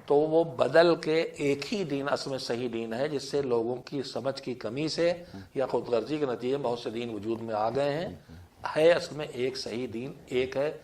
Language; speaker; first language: Urdu; native; Urdu